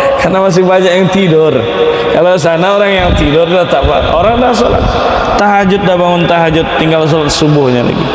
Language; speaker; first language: Malay; native; Malay